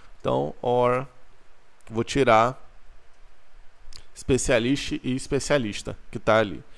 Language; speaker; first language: Portuguese; native; Portuguese